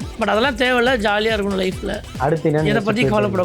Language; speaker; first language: Tamil; native; Tamil